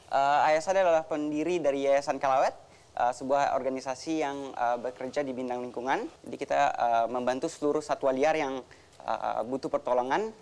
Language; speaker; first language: Indonesian; native; Indonesian